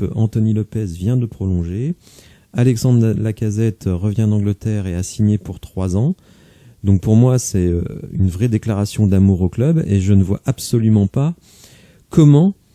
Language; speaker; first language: French; native; French